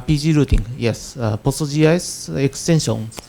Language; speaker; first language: English; non-native, learner; Japanese